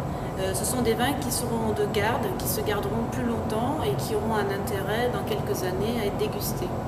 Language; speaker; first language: French; native; French